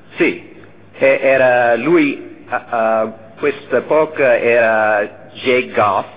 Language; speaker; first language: Italian; non-native, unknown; English